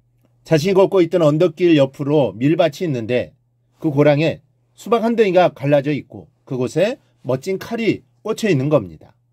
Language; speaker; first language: Korean; native; Korean